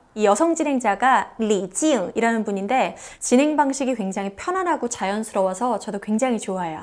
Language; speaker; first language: Korean; native; Korean